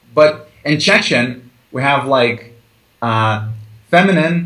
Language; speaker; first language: English; early bilingual, other home language; Chechen